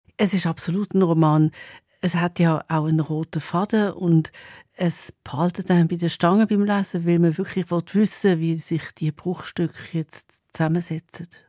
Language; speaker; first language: German; native; German